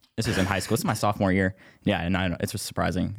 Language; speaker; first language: English; native; English